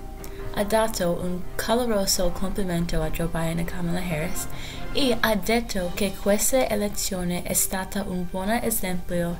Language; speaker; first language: Italian; non-native, learner; English